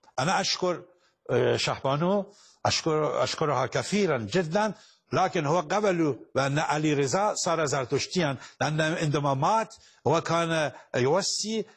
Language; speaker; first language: Arabic; non-native, fluent; Persian